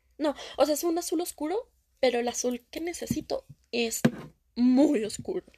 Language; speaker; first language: Spanish; early bilingual, heritage; Spanish